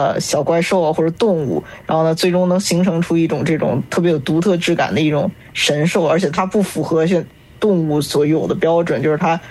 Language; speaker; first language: Chinese; native; Chinese